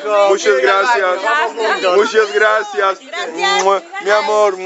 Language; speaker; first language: Spanish; non-native, learner; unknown